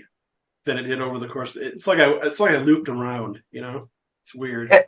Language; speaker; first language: English; native; English